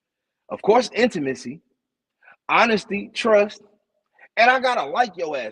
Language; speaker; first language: English; native; English